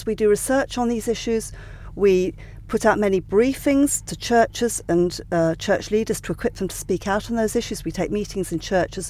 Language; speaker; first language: English; native; English